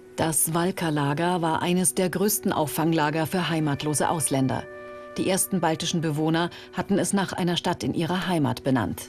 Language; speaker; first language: German; native; German